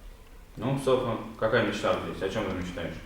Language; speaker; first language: Russian; native; Russian